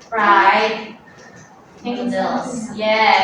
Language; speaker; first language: English; non-native, learner; Indonesian